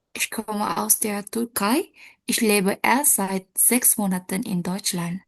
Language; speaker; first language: German; non-native, learner; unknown